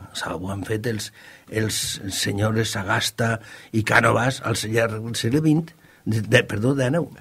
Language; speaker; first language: Catalan; native; Catalan